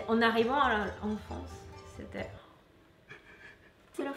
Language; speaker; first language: French; non-native, learner; Japanese